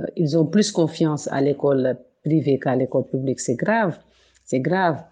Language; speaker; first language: French; non-native, local second language; Wolof